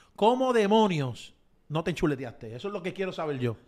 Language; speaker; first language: Spanish; native; Spanish